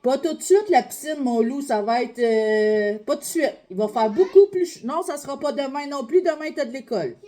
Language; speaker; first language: French; native; French